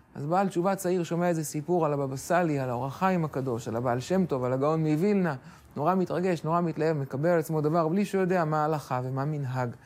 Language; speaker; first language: Hebrew; native; Hebrew